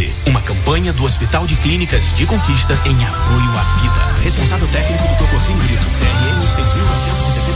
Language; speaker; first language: Portuguese; native; Portuguese